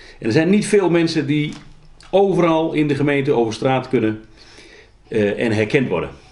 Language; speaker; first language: Dutch; native; Dutch